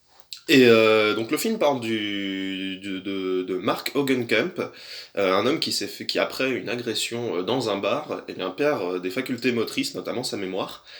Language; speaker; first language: French; native; French